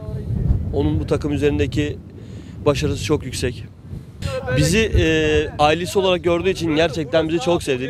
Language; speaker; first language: Turkish; native; Turkish